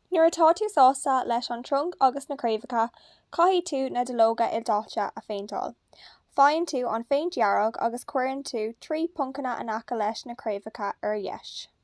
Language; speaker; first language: Irish; non-native, local second language; English